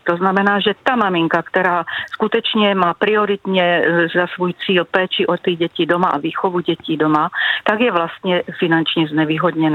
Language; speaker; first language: Czech; native; Czech